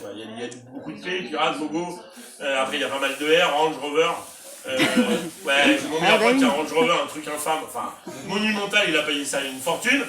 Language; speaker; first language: French; native; French